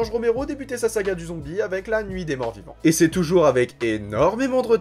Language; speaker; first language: French; native; French